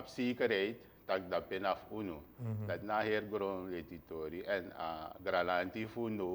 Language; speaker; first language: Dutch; non-native, local second language; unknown